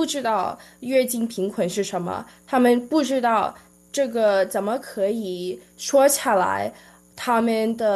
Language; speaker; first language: Chinese; early bilingual, heritage; Chinese